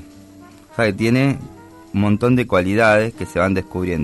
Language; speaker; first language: Spanish; native; Spanish